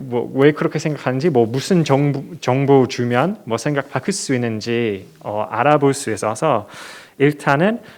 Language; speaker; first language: Korean; non-native, fluent; English